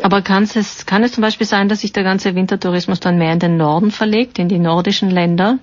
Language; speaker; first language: German; native; German